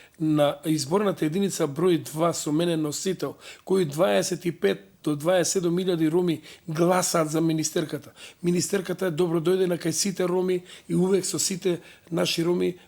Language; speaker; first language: Macedonian; non-native, local second language; Romany